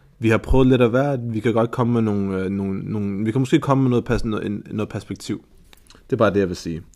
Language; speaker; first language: Danish; early bilingual, other home language; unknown